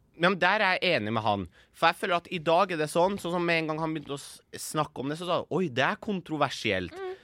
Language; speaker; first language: Norwegian; early bilingual, other home language; Persian